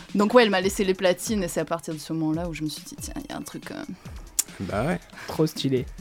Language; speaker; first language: French; non-native, fluent; Ukrainian